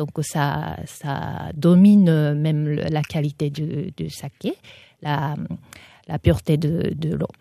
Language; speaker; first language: French; non-native, fluent; Japanese